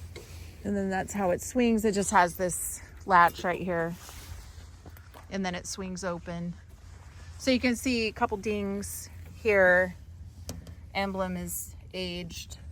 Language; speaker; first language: English; native; English